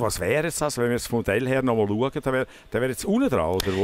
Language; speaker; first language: German; native; German